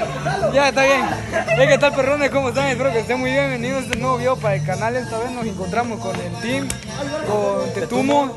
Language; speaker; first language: Spanish; native; Spanish